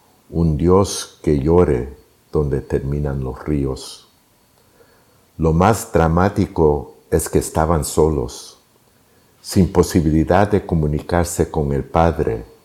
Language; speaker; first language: Spanish; native; Spanish